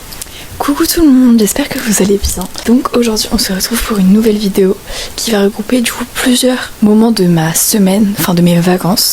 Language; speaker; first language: French; native; French